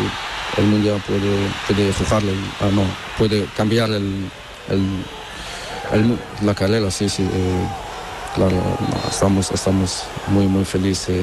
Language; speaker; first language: Spanish; non-native, learner; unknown